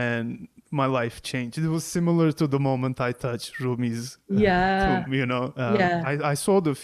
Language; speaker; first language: English; non-native, fluent; Turkish